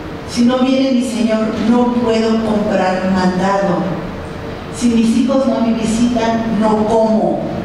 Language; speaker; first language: Spanish; early bilingual, heritage; Spanish